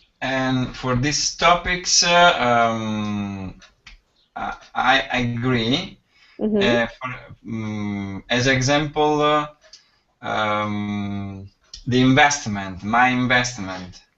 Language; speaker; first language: English; non-native, learner; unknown